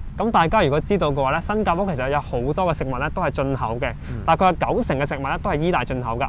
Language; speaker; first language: Cantonese; native; Cantonese